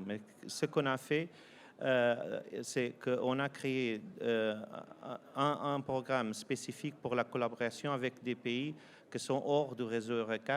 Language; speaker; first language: French; non-native, fluent; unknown